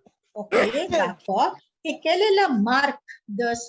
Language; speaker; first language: French; non-native, learner; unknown